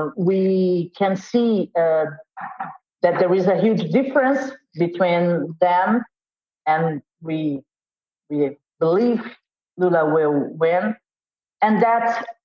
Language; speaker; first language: English; non-native, fluent; Portuguese